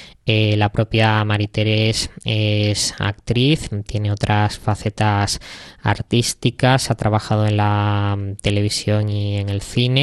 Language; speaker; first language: Spanish; native; Spanish